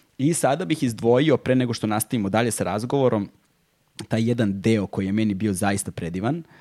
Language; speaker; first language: Serbian; native; Serbian